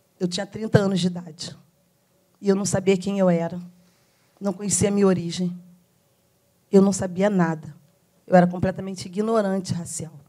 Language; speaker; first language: Portuguese; native; Portuguese